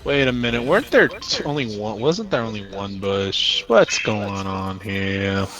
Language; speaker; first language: English; native; English